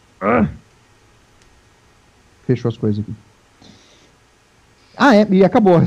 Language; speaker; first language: Portuguese; native; Portuguese